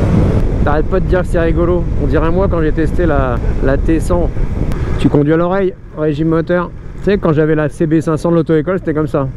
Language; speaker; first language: French; native; French